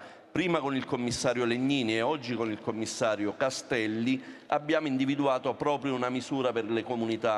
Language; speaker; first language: Italian; native; Italian